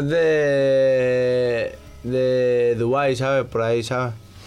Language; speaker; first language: Spanish; non-native, local second language; Arabic